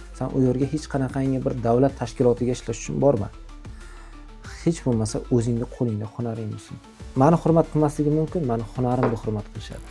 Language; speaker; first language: Uzbek; native; Uzbek